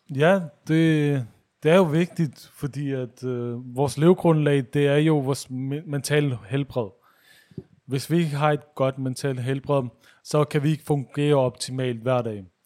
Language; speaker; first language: Danish; early bilingual, other home language; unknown